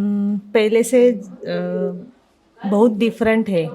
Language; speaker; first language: Hindi; non-native, local second language; Marathi